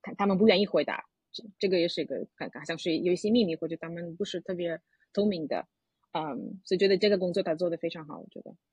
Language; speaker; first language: Chinese; non-native, fluent; Russian